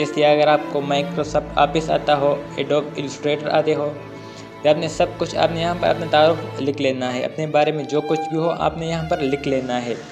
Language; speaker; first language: Urdu; non-native, local second language; Punjabi